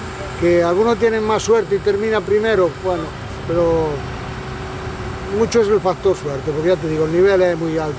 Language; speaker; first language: Spanish; native; Spanish